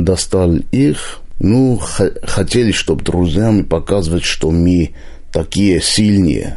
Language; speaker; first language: Russian; non-native, local second language; Armenian